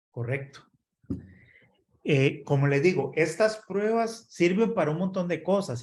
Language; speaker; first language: Spanish; native; Spanish